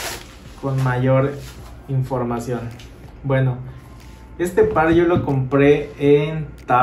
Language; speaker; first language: Spanish; native; Spanish